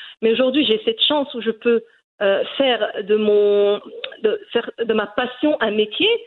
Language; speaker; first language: French; early bilingual, other home language; Riffian